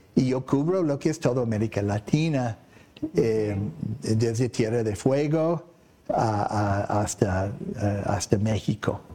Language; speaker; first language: Spanish; non-native, fluent; English